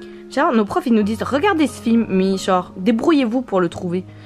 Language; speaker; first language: French; native; French